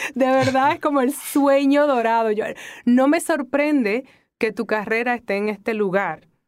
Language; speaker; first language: Spanish; native; Spanish